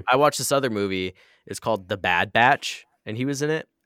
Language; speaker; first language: English; native; English